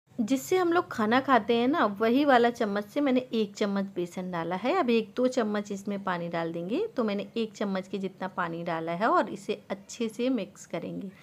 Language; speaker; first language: Hindi; native; Hindi